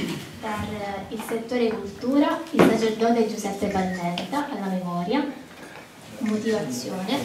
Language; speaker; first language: Italian; native; Italian